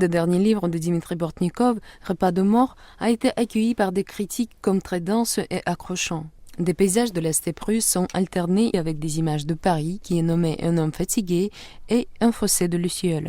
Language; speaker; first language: French; non-native, fluent; Russian